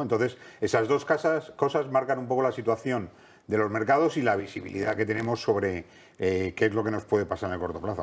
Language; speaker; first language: Spanish; native; Spanish